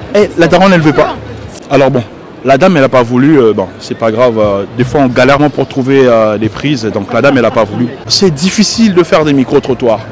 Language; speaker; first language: French; native; French